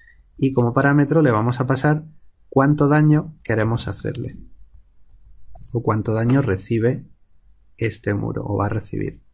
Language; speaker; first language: Spanish; native; Spanish